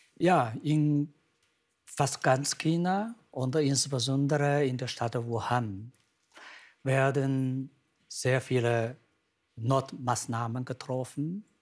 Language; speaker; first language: German; non-native, fluent; Chinese